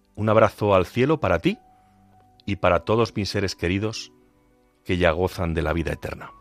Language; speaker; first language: Spanish; native; Spanish